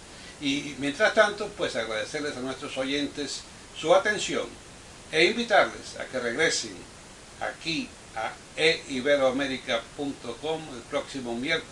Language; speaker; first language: Spanish; native; Spanish